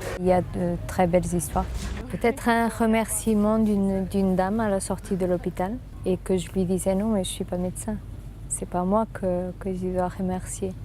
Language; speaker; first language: French; non-native, fluent; Portuguese